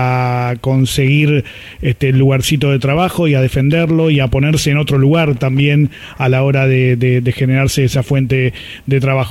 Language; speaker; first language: Spanish; native; Spanish